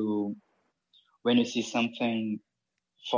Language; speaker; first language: English; non-native, fluent; Portuguese